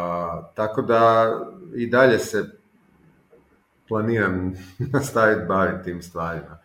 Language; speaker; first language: Serbian; native; Serbian